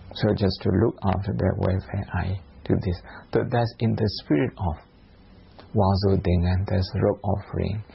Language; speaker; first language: English; non-native, fluent; Shan